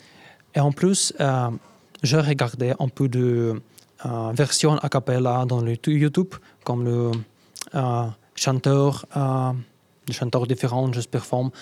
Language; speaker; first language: French; non-native, learner; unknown